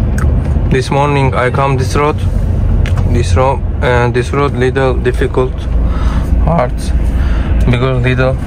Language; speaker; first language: English; non-native, learner; Turkish